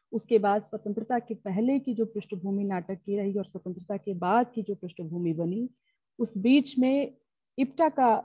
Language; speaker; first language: Hindi; native; Hindi